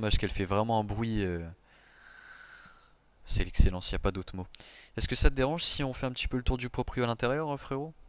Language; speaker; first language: French; native; French